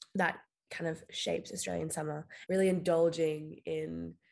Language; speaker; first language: English; native; English